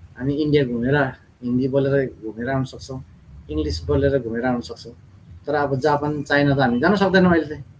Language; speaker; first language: Nepali; non-native, local second language; Gurung